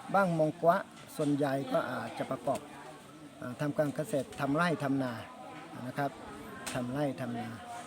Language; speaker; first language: Thai; non-native, local second language; S'gaw Karen